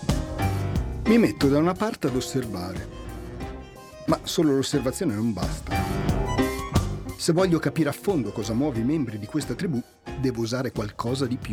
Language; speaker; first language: Italian; native; Italian